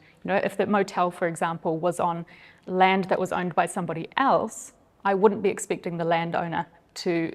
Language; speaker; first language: English; native; English